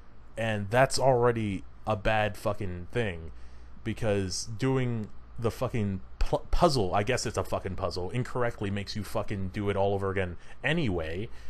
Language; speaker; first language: English; native; English